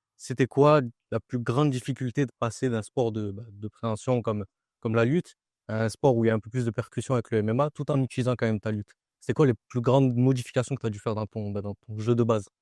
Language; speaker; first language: French; native; French